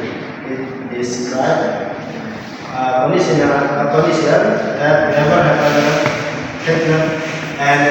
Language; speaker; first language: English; non-native, learner; Indonesian